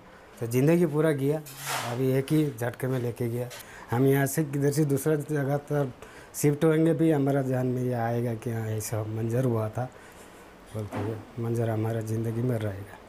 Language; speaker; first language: Hindi; non-native, local second language; Nepali